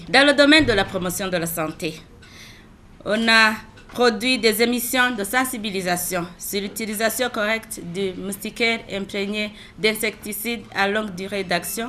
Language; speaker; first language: French; non-native, local second language; Rundi